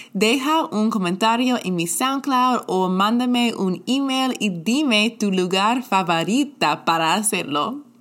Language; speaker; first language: Spanish; non-native, learner; English